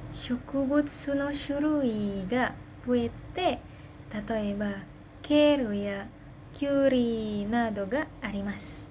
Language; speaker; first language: Japanese; non-native, learner; Indonesian